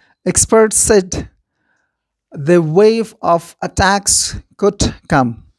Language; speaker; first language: English; non-native, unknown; Persian